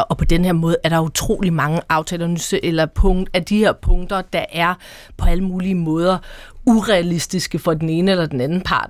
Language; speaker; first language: Danish; native; Danish